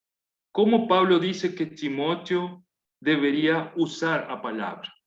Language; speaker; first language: Portuguese; non-native, fluent; Spanish